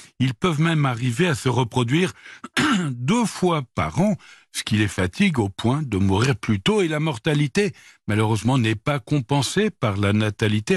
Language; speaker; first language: French; native; French